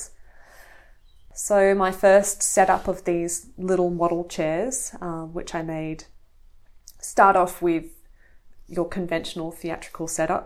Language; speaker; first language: English; native; English